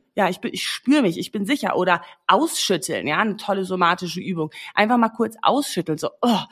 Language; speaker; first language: German; non-native, fluent; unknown